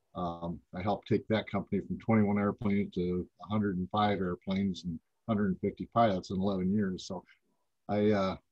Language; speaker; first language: English; native; English